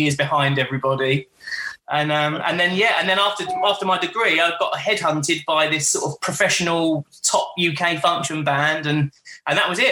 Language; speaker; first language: English; native; English